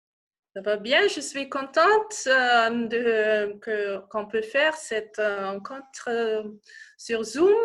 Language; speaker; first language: French; non-native, learner; German